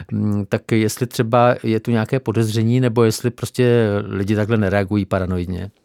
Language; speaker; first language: Czech; native; Czech